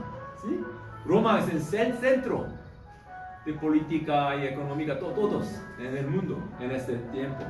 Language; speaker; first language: Spanish; non-native, learner; Korean